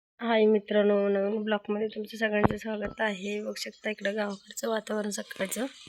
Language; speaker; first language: Marathi; non-native, local second language; Kannada